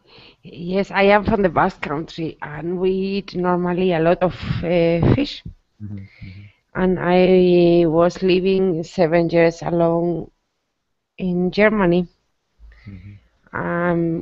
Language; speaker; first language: English; non-native, learner; Spanish